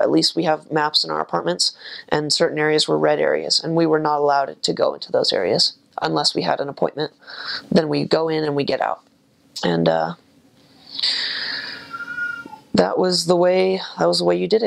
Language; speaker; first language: English; native; English